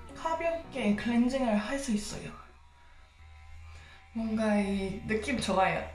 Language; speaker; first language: Korean; non-native, fluent; English